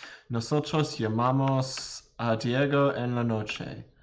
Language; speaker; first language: Spanish; non-native, learner; English